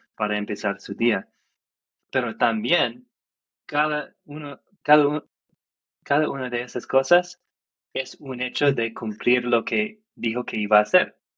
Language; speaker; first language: Spanish; non-native, fluent; English